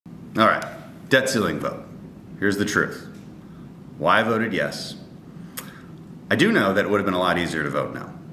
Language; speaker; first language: English; native; English